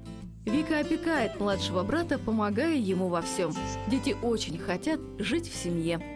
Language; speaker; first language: Russian; native; Russian